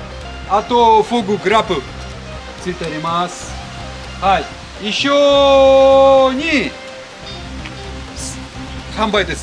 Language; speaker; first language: Japanese; non-native, fluent; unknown